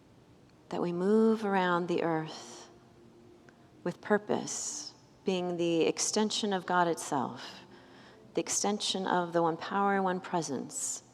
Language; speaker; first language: English; native; English